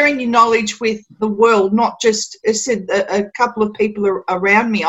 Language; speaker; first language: English; native; English